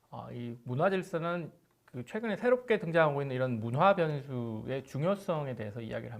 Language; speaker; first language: Korean; native; Korean